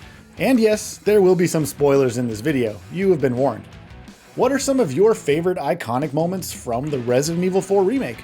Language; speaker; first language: English; native; English